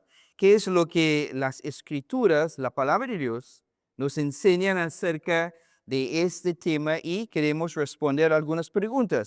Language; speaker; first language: Spanish; non-native, learner; English